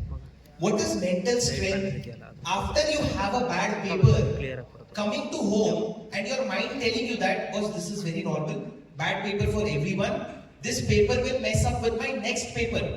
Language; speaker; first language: English; non-native, local second language; Hindi